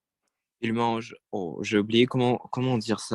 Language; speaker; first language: French; non-native, learner; Russian